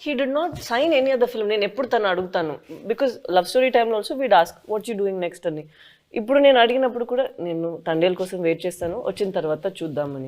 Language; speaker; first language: Telugu; non-native, fluent; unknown